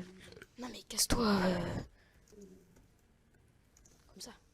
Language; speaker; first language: French; native; French